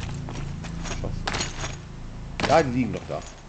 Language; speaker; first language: German; native; German